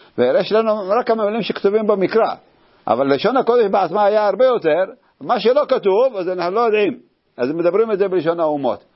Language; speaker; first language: Hebrew; native; Hebrew